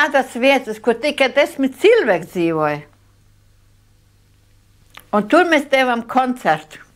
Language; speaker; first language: Latvian; non-native, local second language; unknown